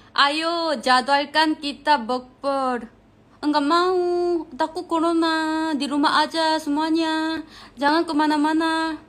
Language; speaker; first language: Indonesian; non-native, fluent; Korean